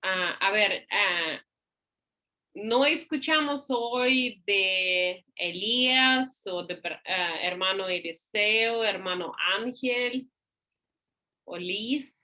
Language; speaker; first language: Spanish; non-native, fluent; English